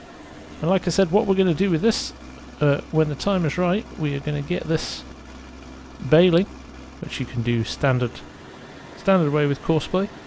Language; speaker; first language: English; native; English